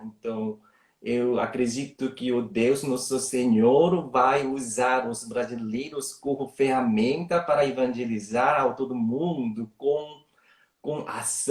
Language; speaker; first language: Portuguese; non-native, learner; Korean